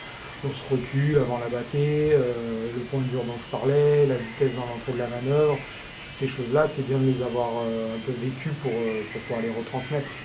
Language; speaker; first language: French; native; French